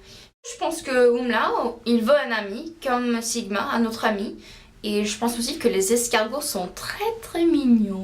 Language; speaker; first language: French; non-native, learner; English